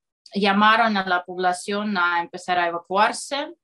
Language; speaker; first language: Spanish; non-native, fluent; Russian